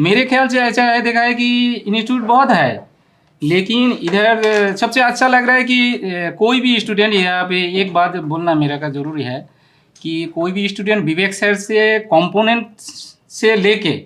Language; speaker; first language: Hindi; non-native, local second language; Bangla